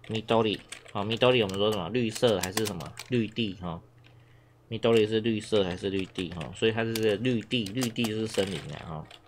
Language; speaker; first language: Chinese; native; Chinese